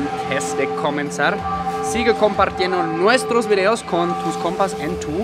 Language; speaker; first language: Spanish; non-native, fluent; German